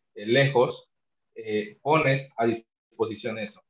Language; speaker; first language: Spanish; non-native, local second language; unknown